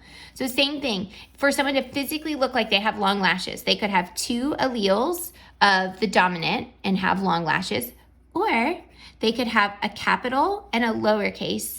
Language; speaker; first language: English; native; English